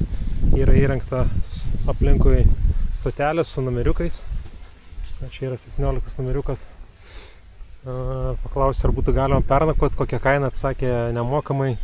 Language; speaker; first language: Lithuanian; native; Lithuanian